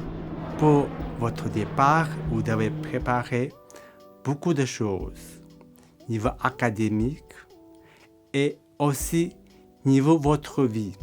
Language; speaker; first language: French; non-native, fluent; Korean